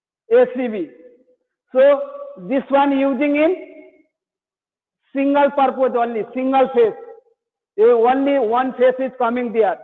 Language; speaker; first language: English; non-native, learner; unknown